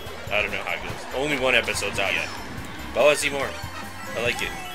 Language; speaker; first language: English; native; English